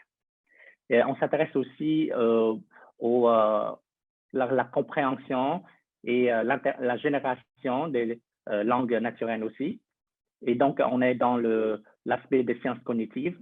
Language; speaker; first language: French; non-native, fluent; Vietnamese